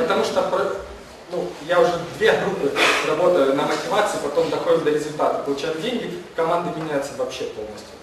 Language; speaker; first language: Russian; non-native, local second language; Ukrainian